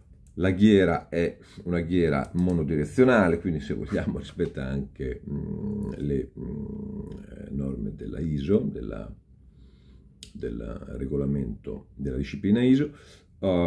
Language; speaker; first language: Italian; native; Italian